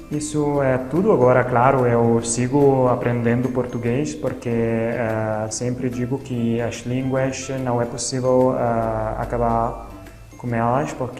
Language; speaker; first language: Portuguese; non-native, fluent; Italian